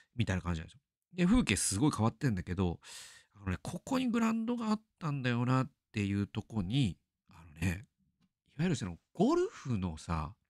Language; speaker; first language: Japanese; native; Japanese